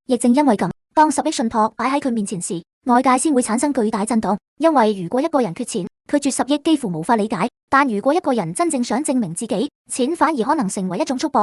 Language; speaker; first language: Cantonese; native; Cantonese